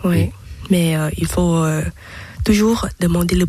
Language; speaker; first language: French; non-native, learner; Thai